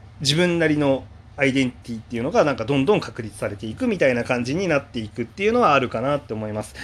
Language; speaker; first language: Japanese; native; Japanese